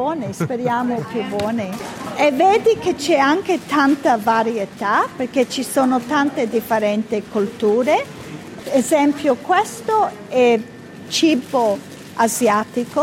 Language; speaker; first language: Italian; early bilingual, heritage; Italian